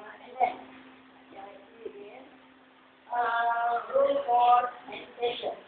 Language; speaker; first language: English; non-native, learner; Indonesian